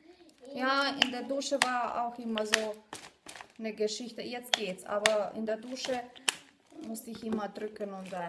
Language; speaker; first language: German; non-native, fluent; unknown